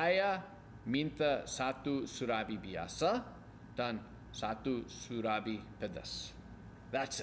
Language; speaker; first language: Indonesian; non-native, learner; English